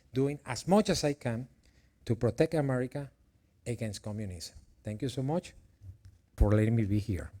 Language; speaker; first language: English; non-native, fluent; Spanish